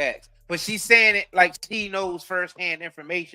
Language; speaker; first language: English; native; English